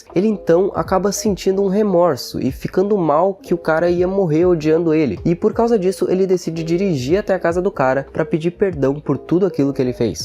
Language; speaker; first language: Portuguese; native; Portuguese